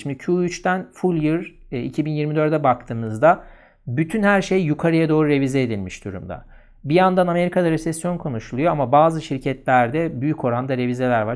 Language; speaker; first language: Turkish; native; Turkish